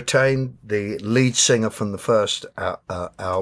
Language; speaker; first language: English; native; English